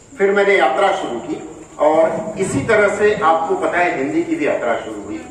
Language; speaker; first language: Hindi; native; Hindi